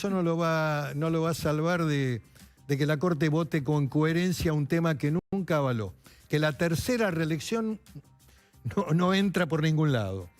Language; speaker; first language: Spanish; native; Spanish